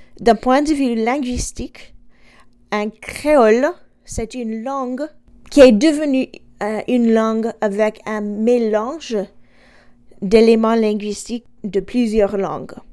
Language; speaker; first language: French; non-native, fluent; English